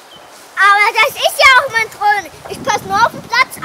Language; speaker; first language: German; native; German